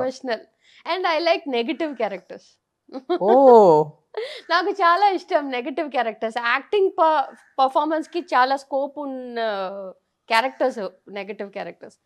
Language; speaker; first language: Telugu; non-native, local second language; Tamil